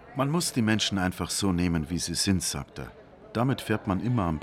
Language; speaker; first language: German; native; German